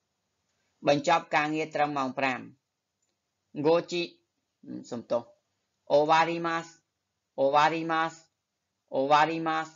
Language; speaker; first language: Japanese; non-native, fluent; Khmer